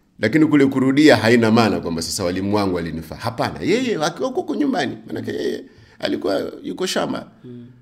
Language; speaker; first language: Swahili; native; Swahili